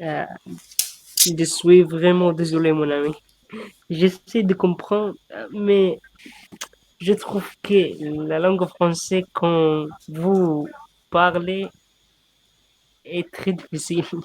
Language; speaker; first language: French; non-native, learner; Arabic